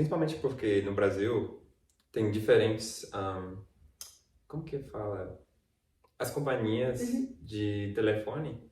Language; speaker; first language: Portuguese; non-native, fluent; English